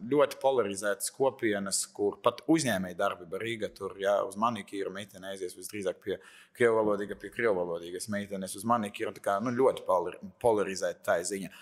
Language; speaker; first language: Latvian; non-native, fluent; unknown